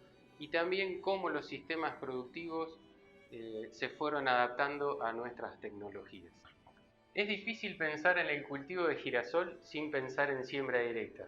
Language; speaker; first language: Spanish; native; Spanish